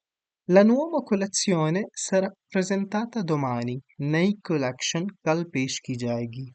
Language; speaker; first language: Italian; non-native, fluent; Urdu